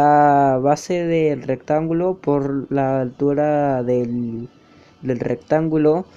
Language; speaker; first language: Spanish; native; Spanish